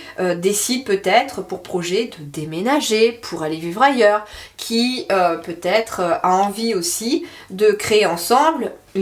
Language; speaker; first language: French; native; French